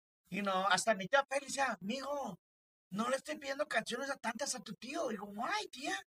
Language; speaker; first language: Spanish; early bilingual, heritage; Spanish